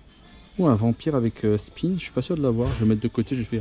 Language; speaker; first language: French; native; French